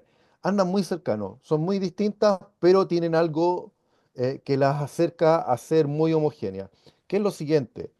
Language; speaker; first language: Spanish; native; Spanish